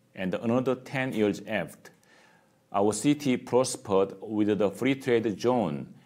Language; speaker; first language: English; non-native, fluent; Korean